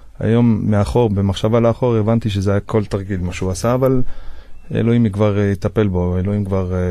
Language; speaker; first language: Hebrew; native; Hebrew